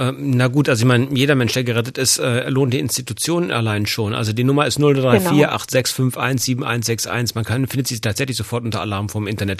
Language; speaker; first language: German; native; German